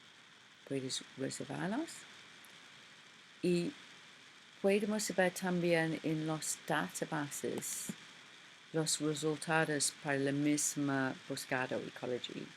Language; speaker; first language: Spanish; non-native, learner; English